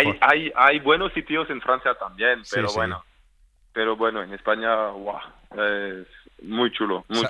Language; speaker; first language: Spanish; non-native, fluent; French